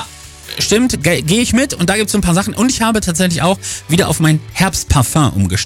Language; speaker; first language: German; native; German